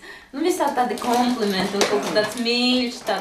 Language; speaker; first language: Latvian; native; Latvian